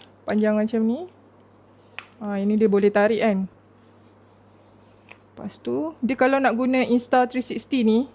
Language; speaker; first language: Malay; native; Malay